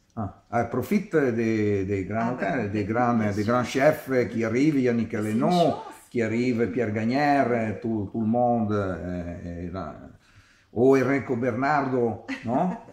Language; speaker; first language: French; non-native, learner; Italian